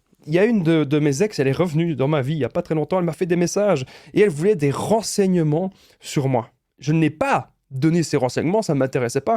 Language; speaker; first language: French; native; French